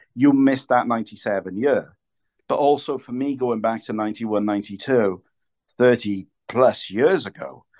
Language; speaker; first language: English; native; English